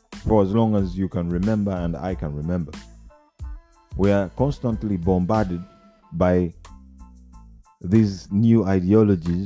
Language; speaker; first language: English; non-native, local second language; Ganda